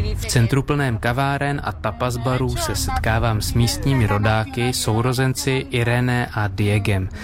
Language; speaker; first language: Czech; native; Czech